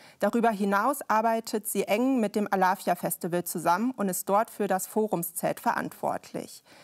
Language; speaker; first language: German; native; German